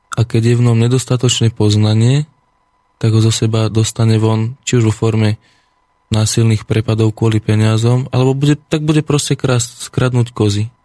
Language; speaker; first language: Slovak; native; Slovak